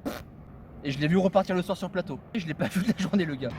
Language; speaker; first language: French; native; French